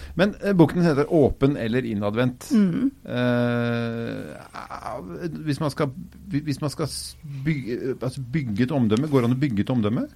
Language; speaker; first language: Norwegian; native; Norwegian